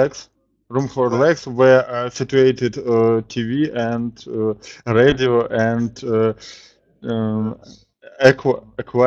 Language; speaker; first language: English; non-native, learner; Russian